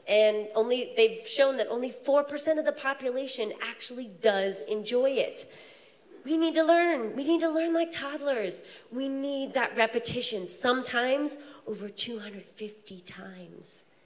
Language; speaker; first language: English; native; English